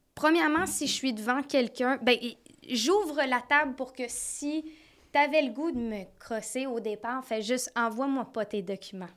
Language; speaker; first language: French; native; French